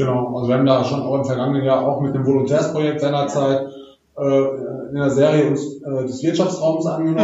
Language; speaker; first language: German; native; German